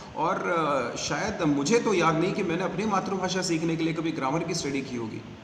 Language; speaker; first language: Hindi; native; Hindi